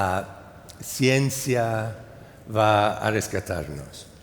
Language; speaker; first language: Spanish; non-native, fluent; English